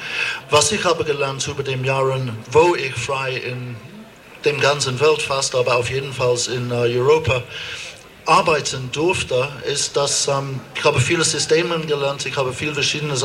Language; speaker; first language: German; non-native, fluent; English